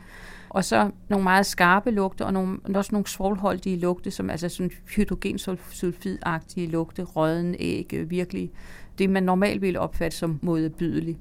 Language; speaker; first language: Danish; native; Danish